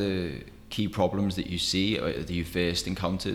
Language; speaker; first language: English; native; English